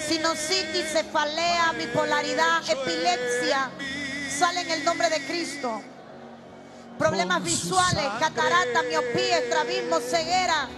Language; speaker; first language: Spanish; native; Spanish